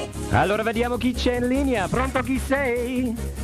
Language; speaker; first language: Italian; non-native, fluent; English